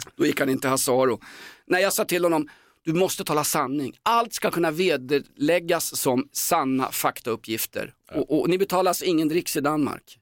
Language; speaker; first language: Swedish; native; Swedish